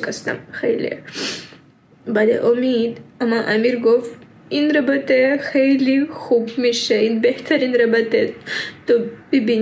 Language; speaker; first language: Persian; early bilingual, heritage; Persian